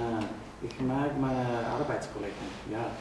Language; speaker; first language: German; non-native, learner; English